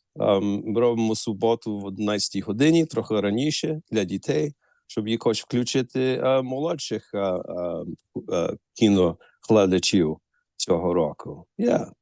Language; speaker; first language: Ukrainian; early bilingual, heritage; Ukrainian